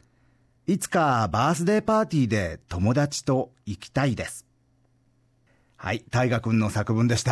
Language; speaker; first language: Japanese; native; Japanese